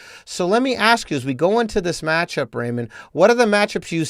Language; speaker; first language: English; native; English